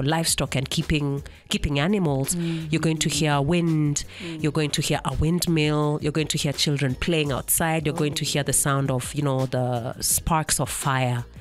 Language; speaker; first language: English; non-native, local second language; Kamba